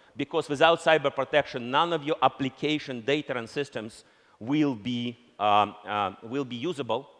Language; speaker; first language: English; non-native, fluent; Russian